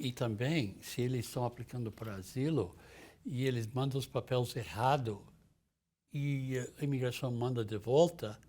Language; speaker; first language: Portuguese; non-native, fluent; English